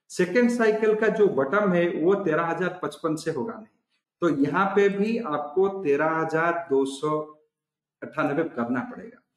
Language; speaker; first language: Hindi; non-native, local second language; Odia